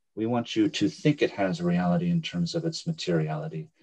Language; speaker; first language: English; native; English